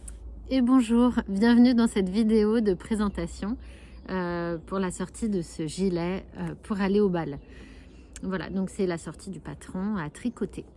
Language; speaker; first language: French; native; French